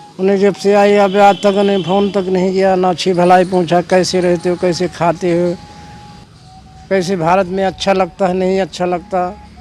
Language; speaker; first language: Hindi; native; Hindi